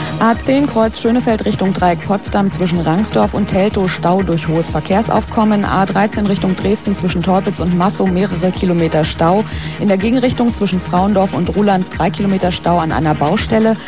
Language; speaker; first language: German; native; German